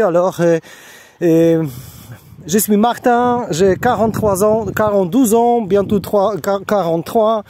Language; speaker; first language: French; non-native, learner; Polish